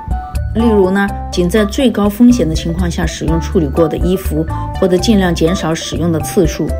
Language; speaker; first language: Chinese; native; Chinese